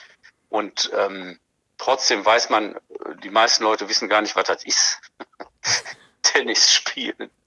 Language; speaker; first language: German; native; German